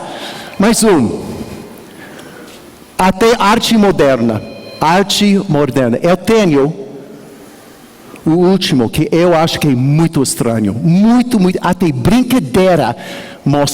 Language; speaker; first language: Portuguese; non-native, learner; English